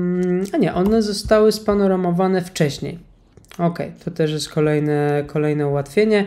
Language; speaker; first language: Polish; native; Polish